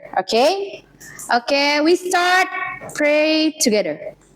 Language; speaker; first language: English; non-native, learner; Indonesian